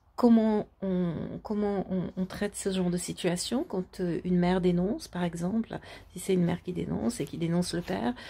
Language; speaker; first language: French; native; French